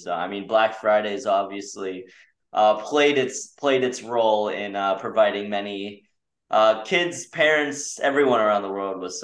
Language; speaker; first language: English; native; English